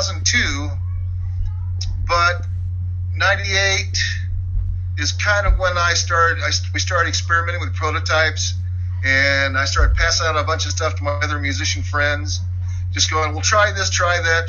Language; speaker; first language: English; native; English